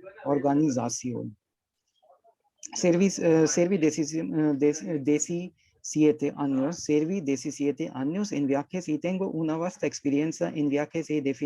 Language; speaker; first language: Spanish; non-native, learner; Hindi